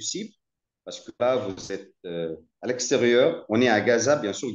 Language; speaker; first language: French; non-native, fluent; Arabic